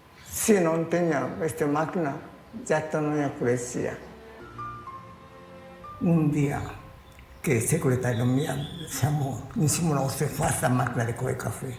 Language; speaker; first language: Portuguese; non-native, learner; Japanese